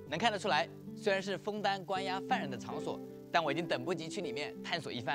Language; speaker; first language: Chinese; native; Chinese